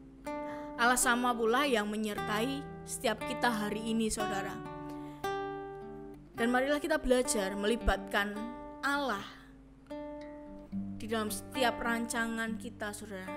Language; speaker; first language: Indonesian; native; Indonesian